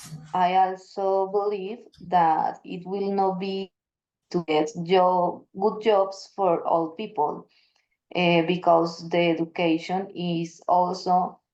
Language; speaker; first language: English; non-native, learner; Spanish